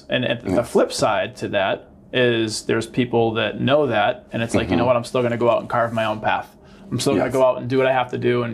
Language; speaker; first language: English; native; English